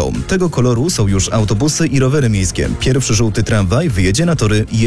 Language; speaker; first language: Polish; native; Polish